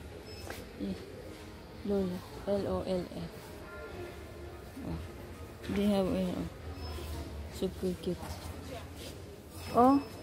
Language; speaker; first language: English; non-native, learner; Filipino